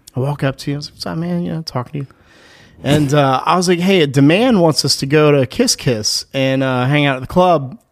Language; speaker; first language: English; native; English